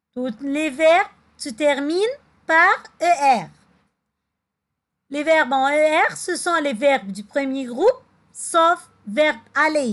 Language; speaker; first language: French; non-native, fluent; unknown